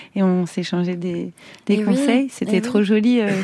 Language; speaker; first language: French; native; French